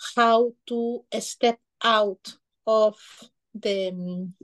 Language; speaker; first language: English; non-native, fluent; Spanish